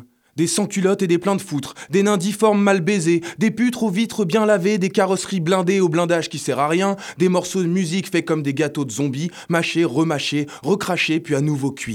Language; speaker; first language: French; native; French